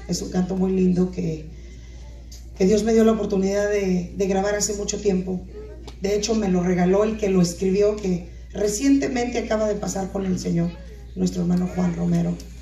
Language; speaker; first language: Spanish; native; Spanish